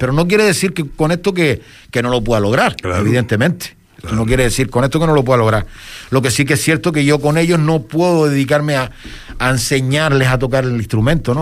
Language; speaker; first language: Spanish; native; Spanish